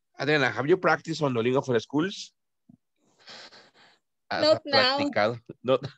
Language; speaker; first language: English; non-native, fluent; Spanish